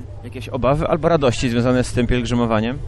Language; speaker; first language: Polish; native; Polish